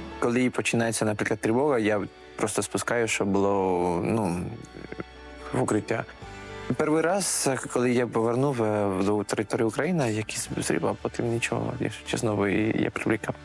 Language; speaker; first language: Ukrainian; non-native, learner; Spanish